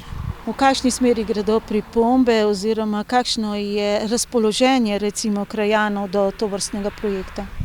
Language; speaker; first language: Slovenian; native; Slovenian